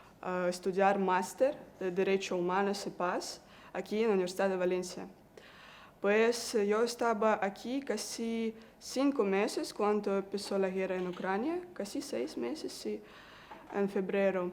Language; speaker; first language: Spanish; non-native, learner; Russian